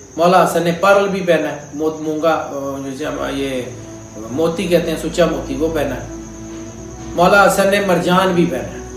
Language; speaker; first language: Urdu; non-native, local second language; Punjabi